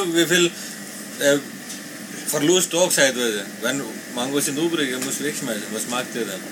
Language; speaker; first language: German; non-native, local second language; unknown